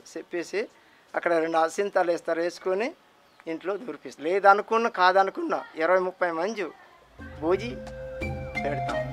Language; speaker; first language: Telugu; non-native, local second language; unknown